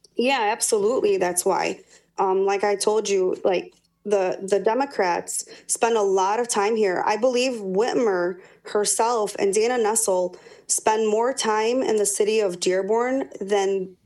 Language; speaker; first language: English; native; English